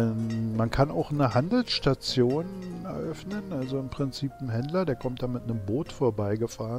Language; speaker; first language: German; native; German